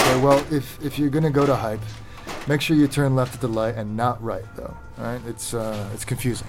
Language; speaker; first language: English; native; English